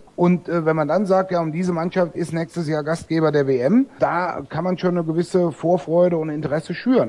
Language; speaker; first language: German; native; German